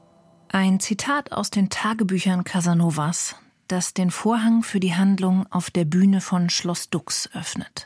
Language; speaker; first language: German; native; German